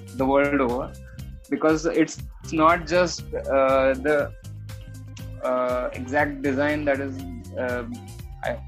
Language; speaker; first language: English; non-native, local second language; Marathi